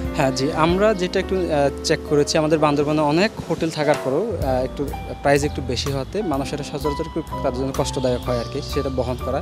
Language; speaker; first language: Bangla; non-native, local second language; Chakma